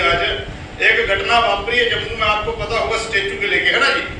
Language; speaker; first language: Hindi; non-native, local second language; Punjabi